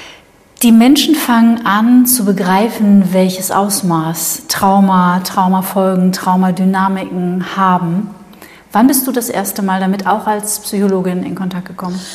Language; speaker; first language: German; native; German